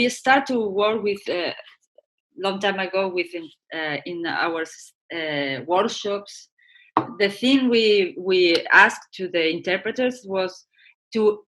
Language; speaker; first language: English; non-native, learner; Spanish